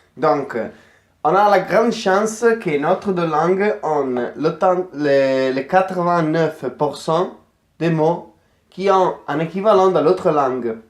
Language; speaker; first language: French; non-native, fluent; Italian